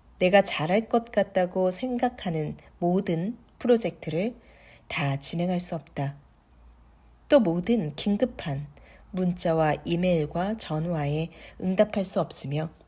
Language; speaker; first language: Korean; native; Korean